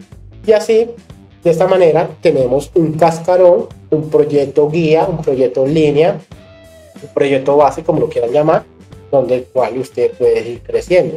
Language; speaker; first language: Spanish; native; Spanish